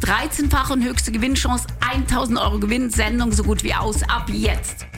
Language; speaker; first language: German; native; German